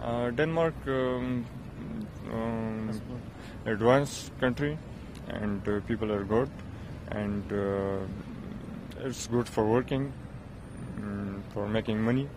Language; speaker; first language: English; non-native, learner; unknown